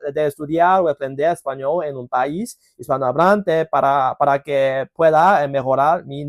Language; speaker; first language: Spanish; non-native, fluent; Cantonese